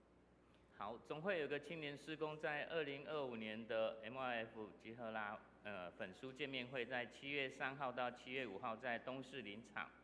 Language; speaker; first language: Chinese; native; Chinese